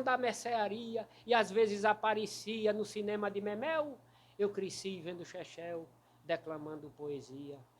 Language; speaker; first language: Portuguese; native; Portuguese